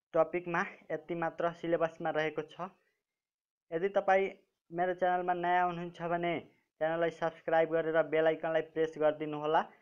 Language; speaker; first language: Nepali; non-native, local second language; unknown